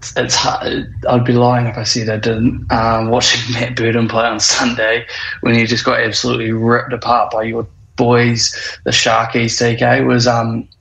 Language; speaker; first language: English; native; English